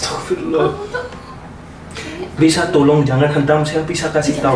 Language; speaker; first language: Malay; non-native, learner; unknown